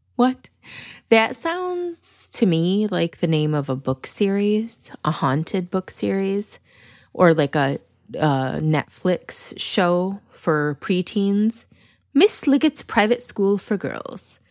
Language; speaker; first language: English; native; English